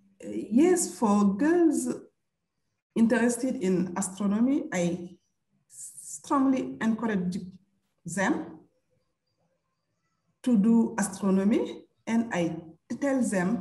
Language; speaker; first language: English; non-native, fluent; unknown